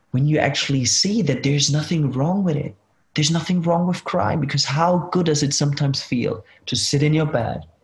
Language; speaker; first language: English; non-native, fluent; German